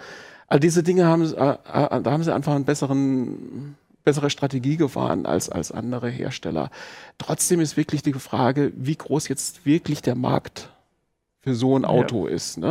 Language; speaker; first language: German; native; German